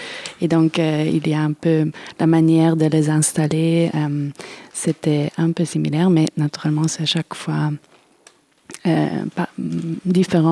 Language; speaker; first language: French; non-native, fluent; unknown